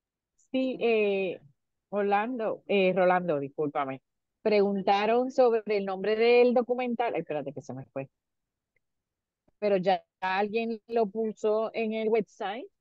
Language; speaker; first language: Spanish; native; Spanish